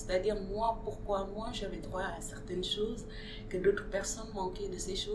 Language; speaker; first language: French; non-native, local second language; Wolof